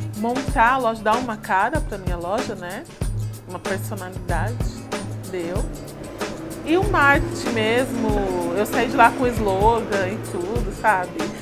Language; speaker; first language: Portuguese; native; Portuguese